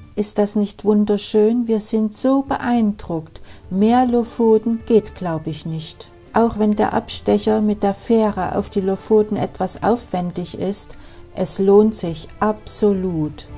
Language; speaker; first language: German; native; German